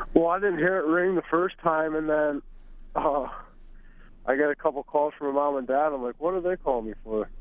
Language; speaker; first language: English; native; English